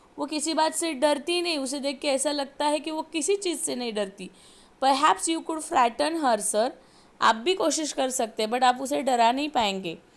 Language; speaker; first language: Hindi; non-native, local second language; Marathi